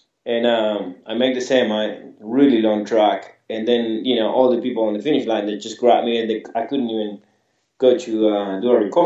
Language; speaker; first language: English; non-native, fluent; Spanish